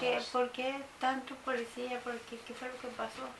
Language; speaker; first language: Spanish; native; Spanish